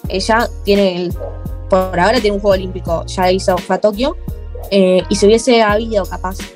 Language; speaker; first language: Spanish; native; Spanish